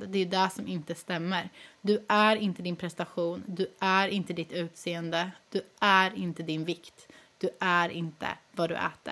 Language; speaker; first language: Swedish; native; Swedish